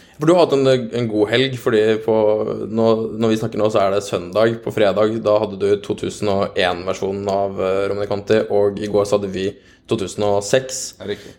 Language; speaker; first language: Norwegian; native; Norwegian